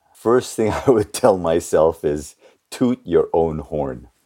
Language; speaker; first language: English; early bilingual, other home language; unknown